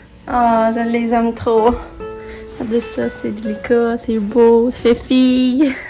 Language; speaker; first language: French; native; French